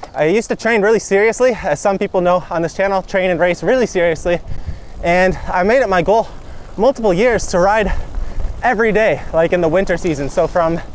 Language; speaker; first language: English; native; English